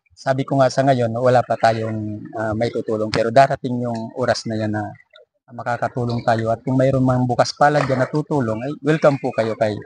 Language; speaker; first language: Filipino; non-native, local second language; Bikol